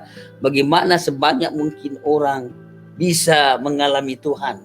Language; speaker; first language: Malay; non-native, local second language; Achinese